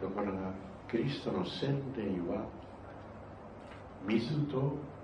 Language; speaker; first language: Japanese; non-native, fluent; Spanish